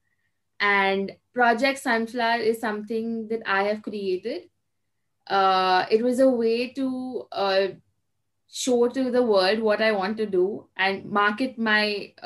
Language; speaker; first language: English; non-native, local second language; Hindi